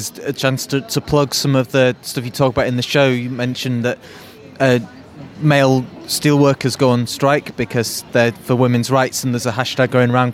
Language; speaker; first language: English; native; English